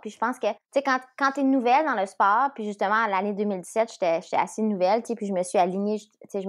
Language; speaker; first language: French; native; French